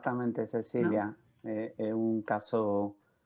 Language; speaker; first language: Portuguese; non-native, fluent; Spanish